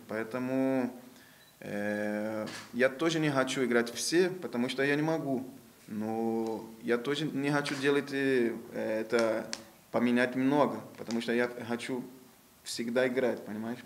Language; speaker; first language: Russian; non-native, learner; Portuguese